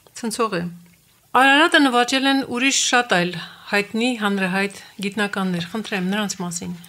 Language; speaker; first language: Armenian; native; Armenian